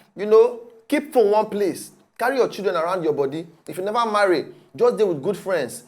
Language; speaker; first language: Nigerian Pidgin; non-native, local second language; Yoruba